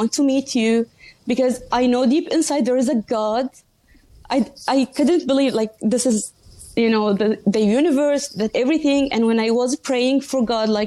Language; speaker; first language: English; non-native, learner; Arabic